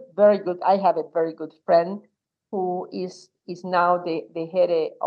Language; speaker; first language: English; non-native, fluent; Spanish